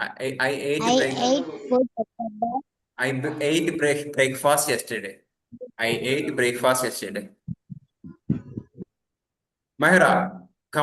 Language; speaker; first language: English; non-native, fluent; Malayalam